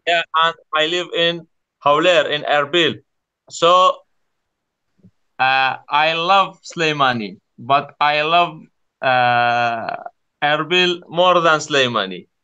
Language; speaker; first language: English; non-native, learner; Kurdish